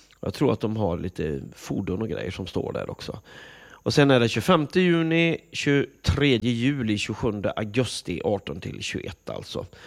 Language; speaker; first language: Swedish; native; Swedish